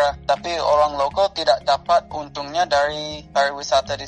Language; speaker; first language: Indonesian; non-native, fluent; English